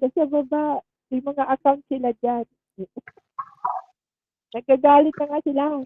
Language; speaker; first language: Filipino; native; Filipino